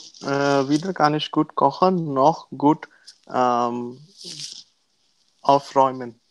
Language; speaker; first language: German; non-native, learner; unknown